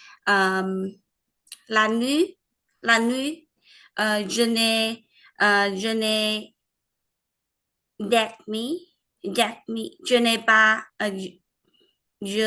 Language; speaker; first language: French; non-native, learner; Vietnamese